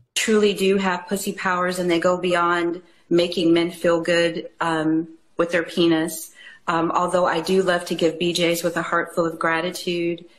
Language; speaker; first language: English; non-native, fluent; Japanese